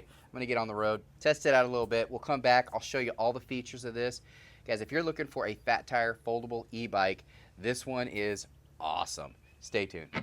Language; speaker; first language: English; native; English